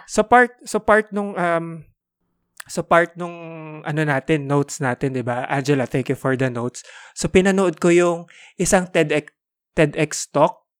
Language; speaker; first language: Filipino; native; Filipino